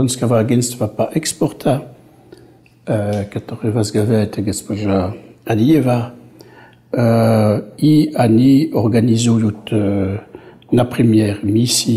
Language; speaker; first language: Russian; non-native, fluent; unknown